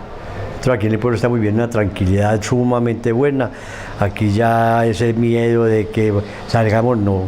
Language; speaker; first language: Spanish; native; Spanish